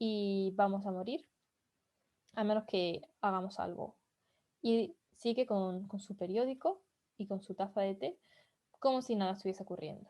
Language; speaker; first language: Spanish; native; Spanish